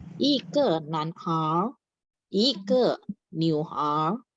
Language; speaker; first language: Chinese; non-native, learner; Indonesian